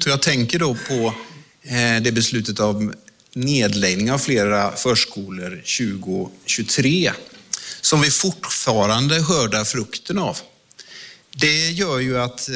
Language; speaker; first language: Swedish; native; Swedish